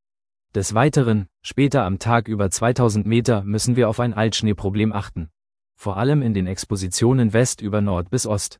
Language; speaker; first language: German; native; German